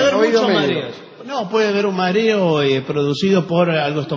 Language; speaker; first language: Spanish; native; Spanish